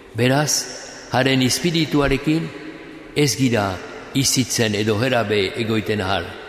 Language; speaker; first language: Basque; native; Basque